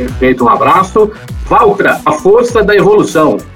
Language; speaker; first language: Portuguese; native; Portuguese